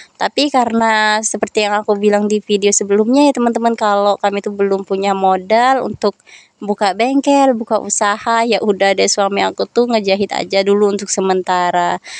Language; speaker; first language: Indonesian; non-native, local second language; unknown